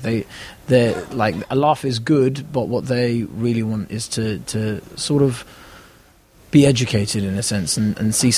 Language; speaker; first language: English; native; English